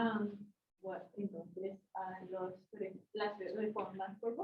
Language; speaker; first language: Spanish; non-native, learner; English